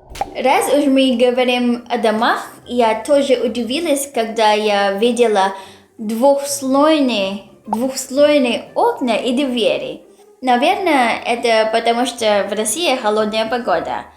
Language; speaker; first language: Russian; non-native, learner; Filipino